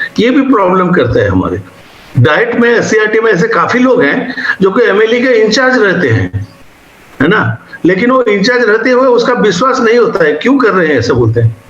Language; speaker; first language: Hindi; non-native, local second language; Odia